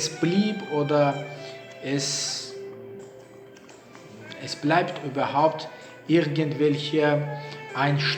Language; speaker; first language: German; non-native, learner; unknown